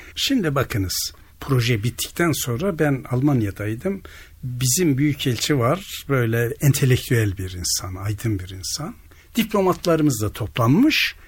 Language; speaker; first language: Turkish; native; Turkish